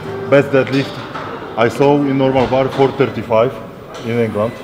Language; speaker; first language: English; non-native, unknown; Polish